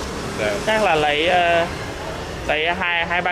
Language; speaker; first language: Vietnamese; non-native, fluent; English